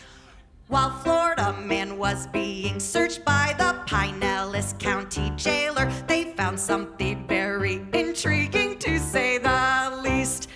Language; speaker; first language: English; native; English